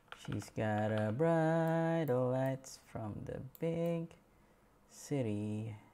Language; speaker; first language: English; non-native, local second language; Filipino